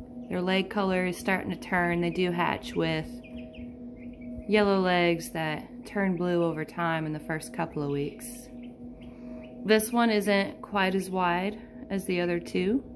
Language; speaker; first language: English; native; English